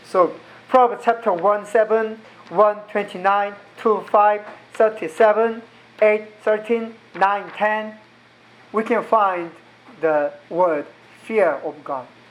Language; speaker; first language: English; non-native, learner; Korean